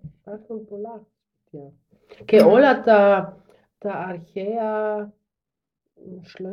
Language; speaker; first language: Greek; non-native, learner; German